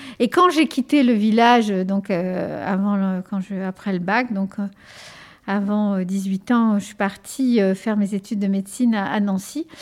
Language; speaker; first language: French; early bilingual, other home language; Spanish